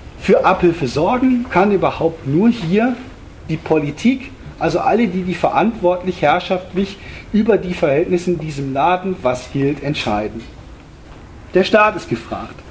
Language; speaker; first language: German; native; German